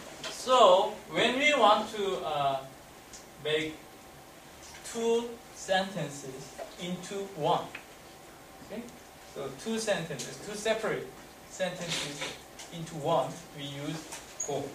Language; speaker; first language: English; non-native, fluent; Korean